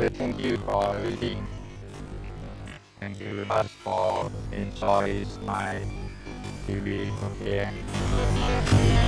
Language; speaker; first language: English; non-native, learner; Thai